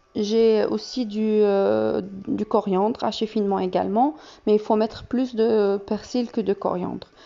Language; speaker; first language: French; non-native, local second language; Arabic